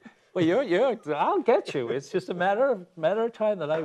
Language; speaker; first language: English; native; English